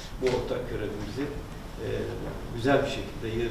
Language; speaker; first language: Turkish; native; Turkish